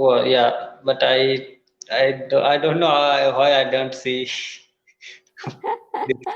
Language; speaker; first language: English; non-native, fluent; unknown